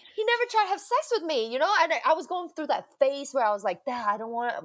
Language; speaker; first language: English; non-native, local second language; Cantonese